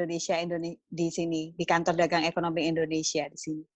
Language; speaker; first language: Indonesian; native; Indonesian